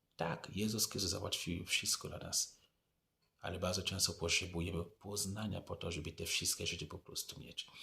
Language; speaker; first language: Polish; non-native, fluent; French